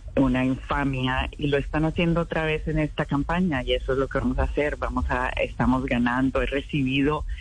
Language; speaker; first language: Spanish; native; Spanish